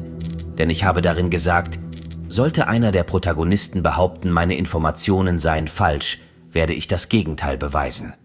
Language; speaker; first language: German; native; German